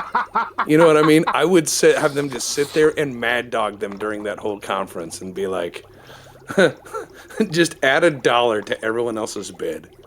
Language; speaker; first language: English; native; English